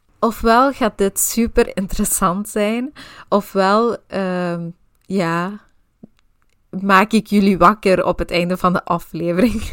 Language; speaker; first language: Dutch; non-native, local second language; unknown